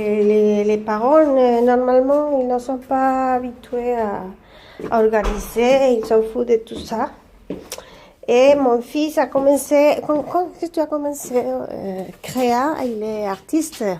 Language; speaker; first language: French; non-native, learner; Spanish